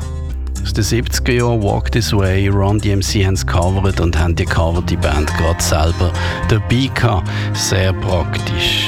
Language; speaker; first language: German; native; German